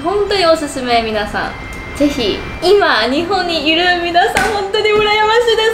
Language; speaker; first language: Japanese; non-native, fluent; Chinese